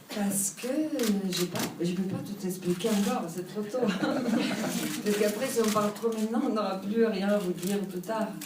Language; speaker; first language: French; non-native, fluent; Italian